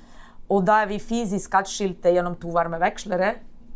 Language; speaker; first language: Norwegian; non-native, fluent; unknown